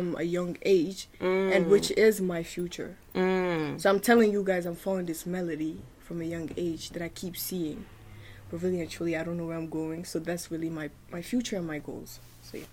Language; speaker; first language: English; non-native, fluent; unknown